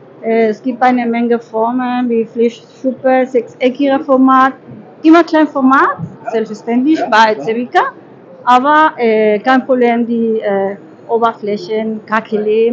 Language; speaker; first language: German; non-native, fluent; Spanish